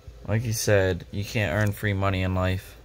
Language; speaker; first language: English; native; English